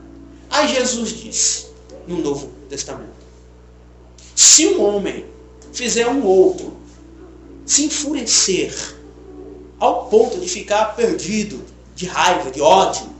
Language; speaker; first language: Portuguese; native; Portuguese